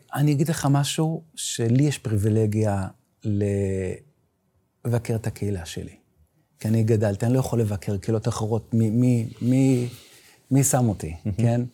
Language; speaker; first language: Hebrew; non-native, local second language; Yiddish